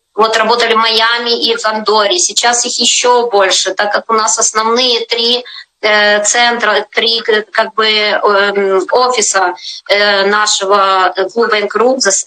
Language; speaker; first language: Russian; native; Russian